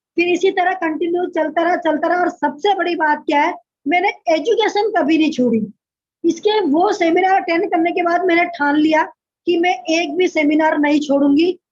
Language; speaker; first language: Hindi; native; Hindi